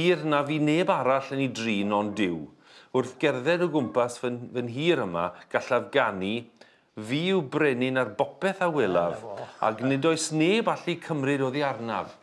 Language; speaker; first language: Welsh; native; Welsh